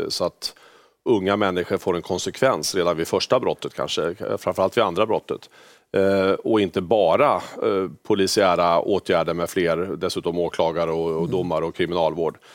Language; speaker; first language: Swedish; native; Swedish